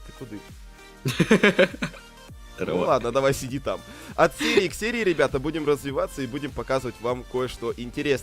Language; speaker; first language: Russian; native; Russian